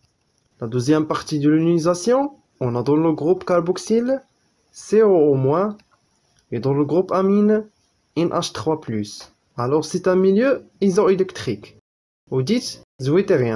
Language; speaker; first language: French; non-native, local second language; Arabic